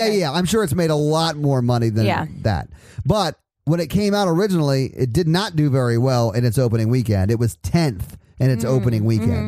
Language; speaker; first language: English; native; English